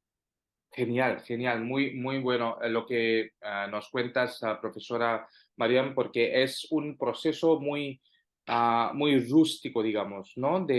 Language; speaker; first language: Spanish; non-native, fluent; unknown